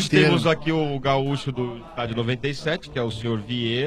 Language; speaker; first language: Portuguese; native; Portuguese